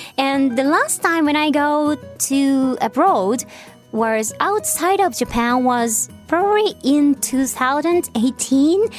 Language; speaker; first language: English; non-native, fluent; Japanese